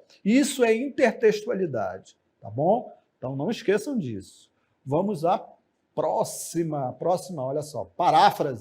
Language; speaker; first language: Portuguese; native; Portuguese